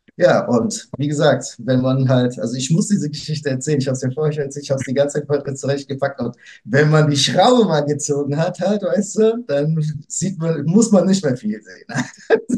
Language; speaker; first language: German; early bilingual, other home language; Portuguese